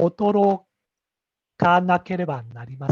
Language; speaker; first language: Japanese; non-native, learner; English